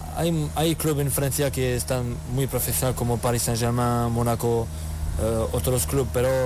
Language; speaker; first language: Spanish; non-native, learner; French